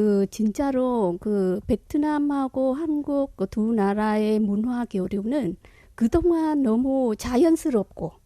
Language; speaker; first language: Korean; non-native, fluent; Vietnamese